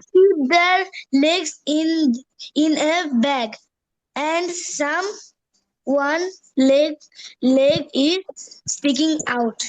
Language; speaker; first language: English; non-native, learner; Bangla